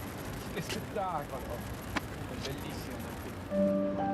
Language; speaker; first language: Italian; native; Italian